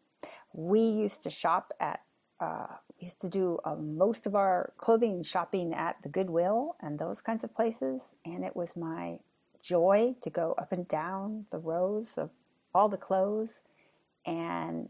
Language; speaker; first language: English; native; English